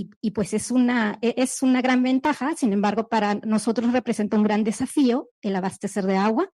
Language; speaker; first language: Spanish; native; Spanish